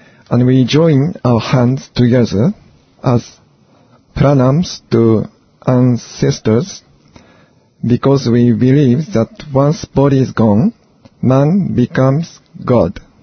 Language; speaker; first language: English; non-native, fluent; Japanese